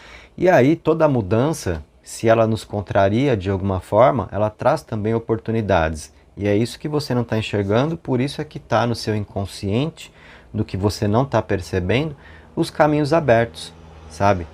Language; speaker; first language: Portuguese; native; Portuguese